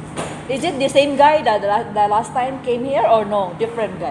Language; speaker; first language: English; non-native, local second language; Filipino